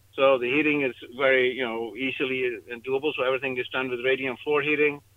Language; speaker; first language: English; non-native, fluent; Icelandic